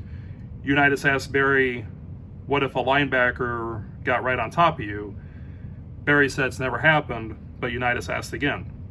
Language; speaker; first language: English; native; English